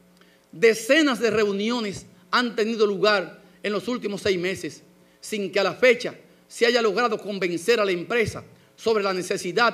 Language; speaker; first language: Spanish; native; Spanish